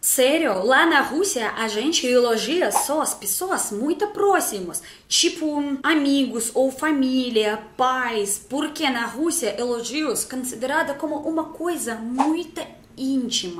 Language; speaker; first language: Portuguese; non-native, fluent; Russian